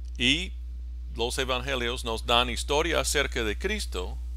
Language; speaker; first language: Spanish; non-native, fluent; English